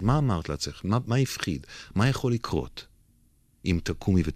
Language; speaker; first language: Hebrew; native; Hebrew